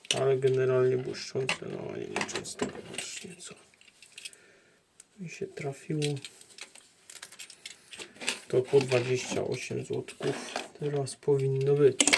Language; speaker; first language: Polish; native; Polish